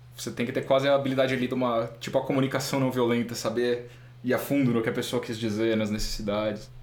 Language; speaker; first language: Portuguese; native; Portuguese